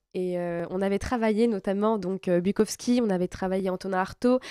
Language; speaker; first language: French; native; French